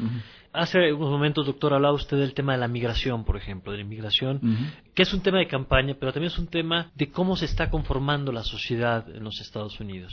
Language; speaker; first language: Spanish; native; Spanish